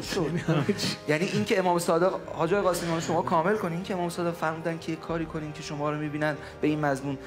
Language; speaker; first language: Persian; native; Persian